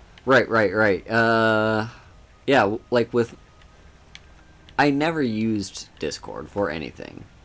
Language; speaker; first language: English; native; English